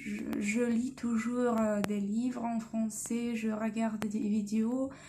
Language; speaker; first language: French; non-native, learner; Russian